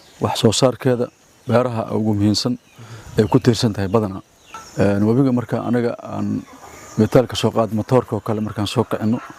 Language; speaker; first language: Somali; native; Somali